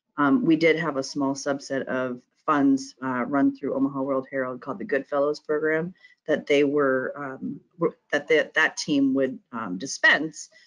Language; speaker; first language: English; native; English